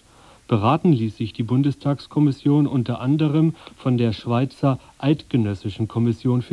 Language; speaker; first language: German; native; German